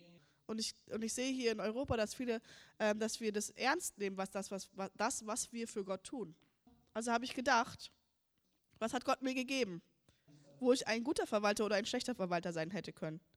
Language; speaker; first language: German; early bilingual, heritage; German